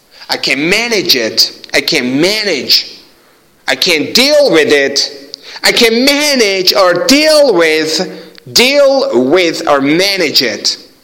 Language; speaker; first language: English; non-native, fluent; Persian